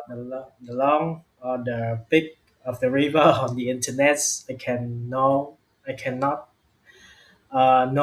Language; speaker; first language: English; non-native, learner; Vietnamese